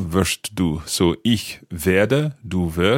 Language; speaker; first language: German; non-native, learner; English